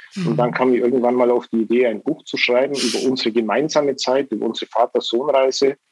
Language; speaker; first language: German; native; German